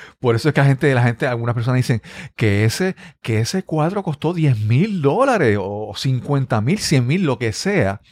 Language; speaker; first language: Spanish; native; Spanish